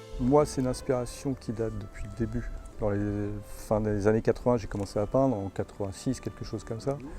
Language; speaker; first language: French; native; French